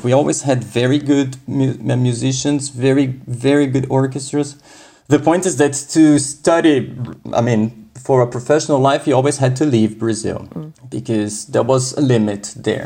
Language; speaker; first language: English; non-native, fluent; Portuguese